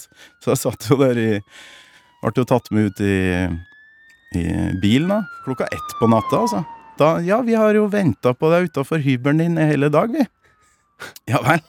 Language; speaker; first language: Norwegian; native; Norwegian